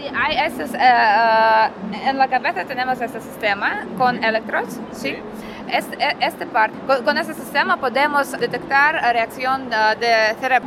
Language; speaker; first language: Spanish; non-native, learner; Russian